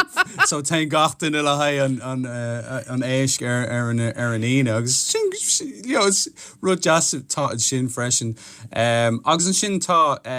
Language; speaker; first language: Irish; non-native, local second language; English